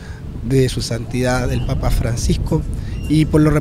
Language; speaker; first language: Spanish; native; Spanish